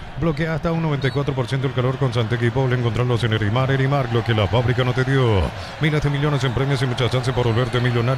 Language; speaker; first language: Spanish; native; Spanish